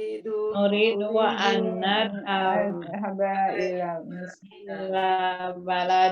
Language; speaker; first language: Arabic; non-native, learner; Indonesian